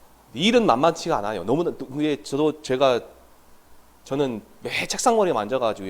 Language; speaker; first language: Korean; native; Korean